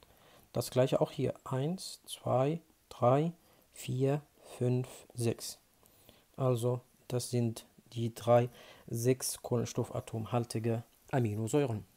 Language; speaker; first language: German; non-native, fluent; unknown